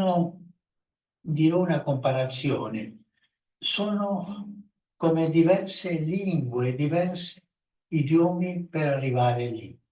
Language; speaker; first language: Italian; non-native, fluent; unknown